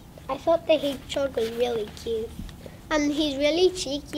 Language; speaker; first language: English; native; English